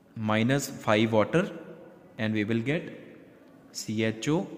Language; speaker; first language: English; non-native, local second language; Punjabi